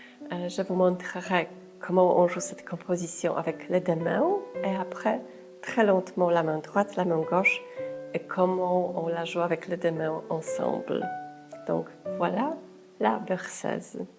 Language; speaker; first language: French; non-native, fluent; Polish